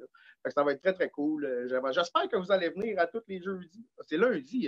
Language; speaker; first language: French; native; French